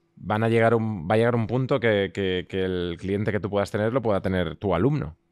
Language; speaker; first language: Spanish; early bilingual, other home language; Russian